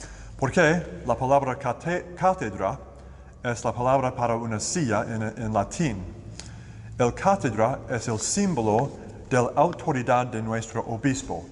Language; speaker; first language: Spanish; non-native, learner; English